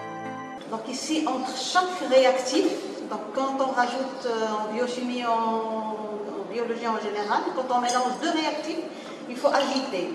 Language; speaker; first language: French; non-native, local second language; Arabic